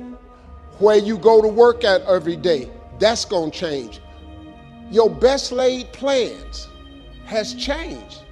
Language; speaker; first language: English; native; English